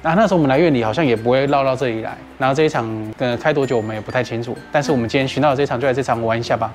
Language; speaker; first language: Chinese; native; Chinese